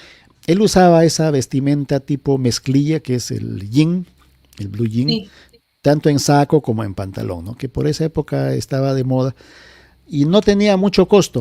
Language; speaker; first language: Spanish; native; Spanish